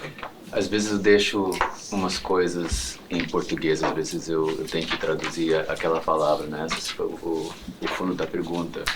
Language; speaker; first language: Portuguese; non-native, fluent; English